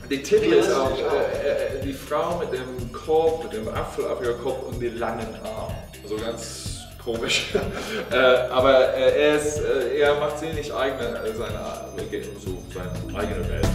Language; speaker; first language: German; non-native, learner; English